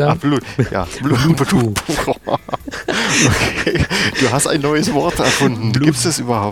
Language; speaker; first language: German; native; German